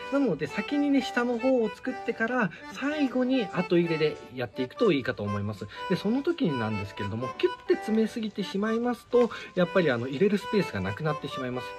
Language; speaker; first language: Japanese; native; Japanese